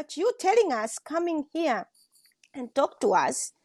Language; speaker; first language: English; non-native, local second language; Swahili